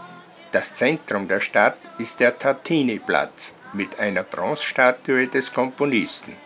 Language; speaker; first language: German; native; German